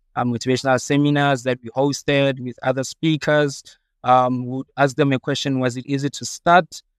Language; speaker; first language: English; non-native, local second language; Southern Sotho